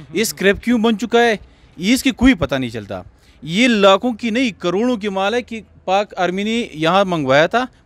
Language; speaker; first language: Urdu; non-native, local second language; Pashto